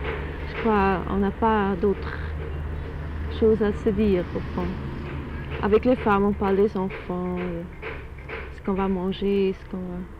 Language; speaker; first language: French; non-native, fluent; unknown